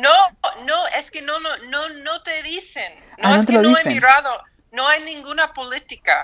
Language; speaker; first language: Spanish; non-native, fluent; English